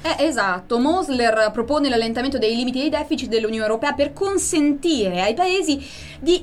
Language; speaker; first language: Italian; native; Italian